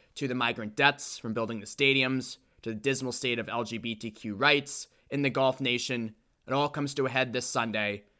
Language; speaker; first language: English; native; English